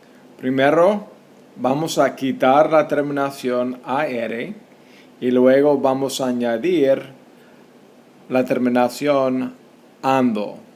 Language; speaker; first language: Spanish; non-native, fluent; English